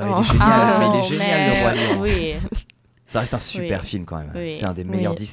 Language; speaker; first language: French; native; French